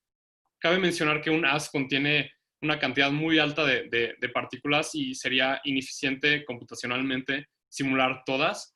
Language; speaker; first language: Spanish; native; Spanish